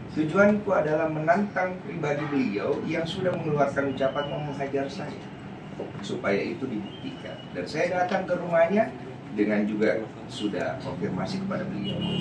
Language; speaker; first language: Indonesian; native; Indonesian